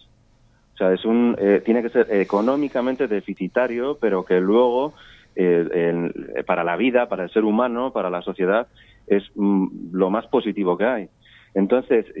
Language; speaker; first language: Spanish; native; Spanish